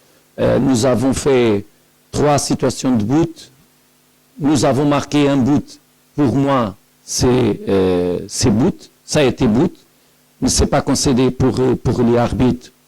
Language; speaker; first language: French; non-native, learner; Portuguese